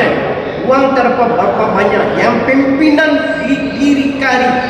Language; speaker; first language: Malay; non-native, local second language; Tamil